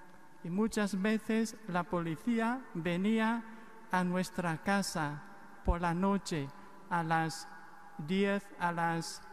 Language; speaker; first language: Spanish; non-native, fluent; Vietnamese